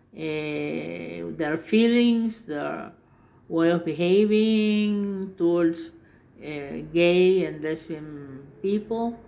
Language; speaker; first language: English; non-native, fluent; Spanish